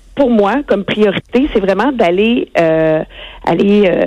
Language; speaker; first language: French; native; French